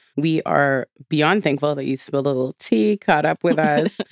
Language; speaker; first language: English; native; English